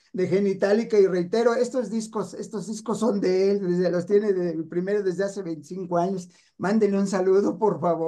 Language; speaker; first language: Spanish; native; Spanish